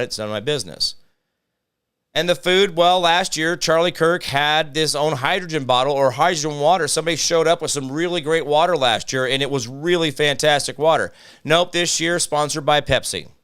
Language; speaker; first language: English; native; English